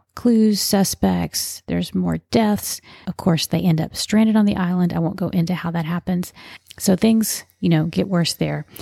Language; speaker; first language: English; native; English